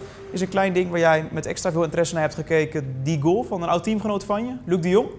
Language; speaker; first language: Dutch; native; Dutch